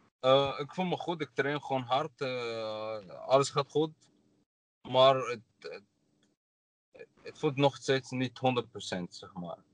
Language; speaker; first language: Dutch; non-native, learner; Arabic